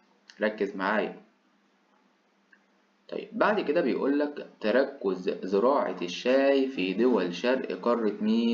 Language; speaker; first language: Arabic; native; Arabic